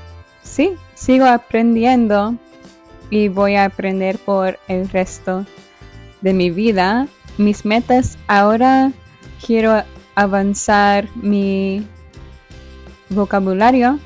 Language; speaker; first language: Spanish; non-native, fluent; English